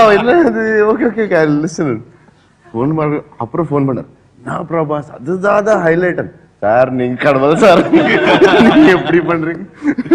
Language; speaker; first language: Tamil; non-native, learner; Telugu